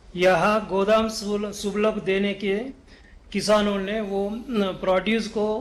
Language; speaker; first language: Hindi; non-native, local second language; Kannada